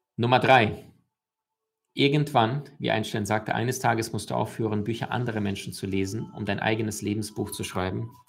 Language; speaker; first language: German; early bilingual, other home language; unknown